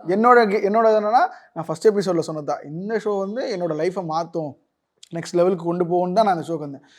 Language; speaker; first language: Tamil; native; Tamil